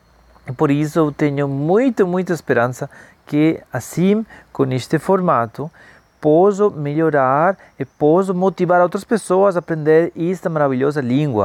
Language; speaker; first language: Portuguese; non-native, fluent; Spanish